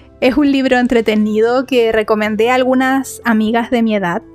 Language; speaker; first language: Spanish; native; Spanish